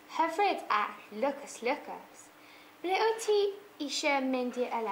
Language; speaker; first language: Welsh; non-native, learner; English